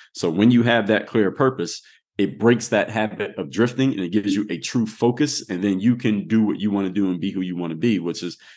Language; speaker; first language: English; native; English